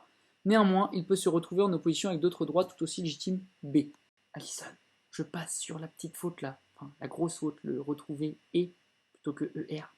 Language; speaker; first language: French; native; French